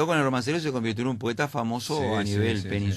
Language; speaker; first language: Spanish; native; Spanish